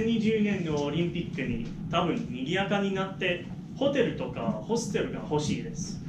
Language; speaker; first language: Japanese; non-native, learner; English